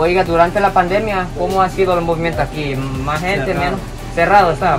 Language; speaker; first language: Spanish; non-native, fluent; Japanese